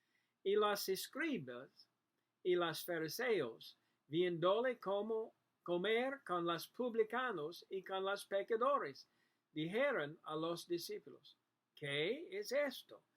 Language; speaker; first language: Spanish; non-native, learner; English